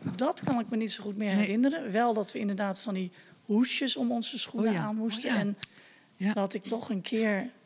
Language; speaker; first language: Dutch; native; Dutch